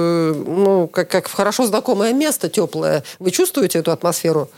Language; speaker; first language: Russian; native; Russian